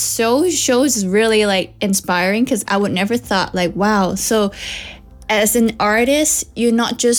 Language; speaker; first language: English; non-native, local second language; Cantonese